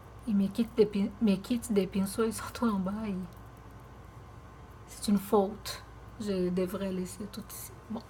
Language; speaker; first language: French; non-native, fluent; Portuguese